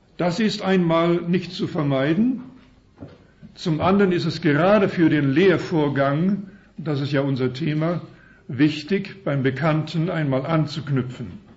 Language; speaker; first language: German; early bilingual, heritage; German